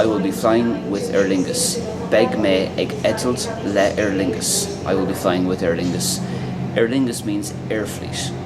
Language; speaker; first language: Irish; non-native, local second language; English